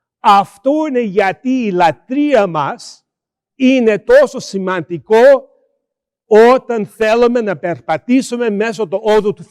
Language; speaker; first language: Greek; early bilingual, heritage; Greek